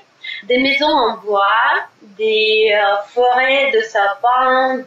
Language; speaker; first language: French; non-native, fluent; Russian